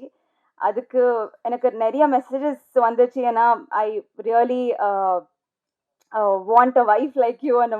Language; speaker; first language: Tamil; non-native, learner; Telugu